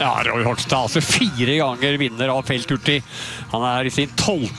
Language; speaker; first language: Norwegian; native; Norwegian